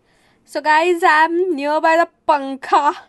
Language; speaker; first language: Hindi; non-native, local second language; Marathi